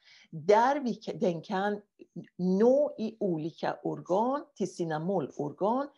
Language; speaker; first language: Swedish; non-native, fluent; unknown